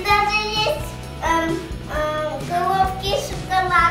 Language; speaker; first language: Russian; early bilingual, heritage; Russian